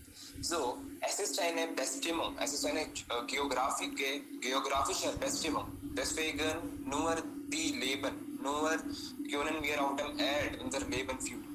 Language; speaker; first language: German; non-native, learner; Hindi